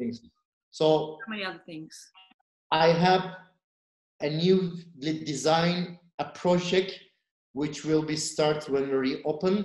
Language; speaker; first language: English; non-native, fluent; Turkish